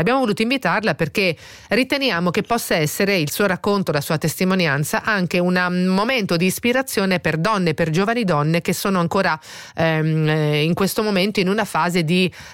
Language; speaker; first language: Italian; native; Italian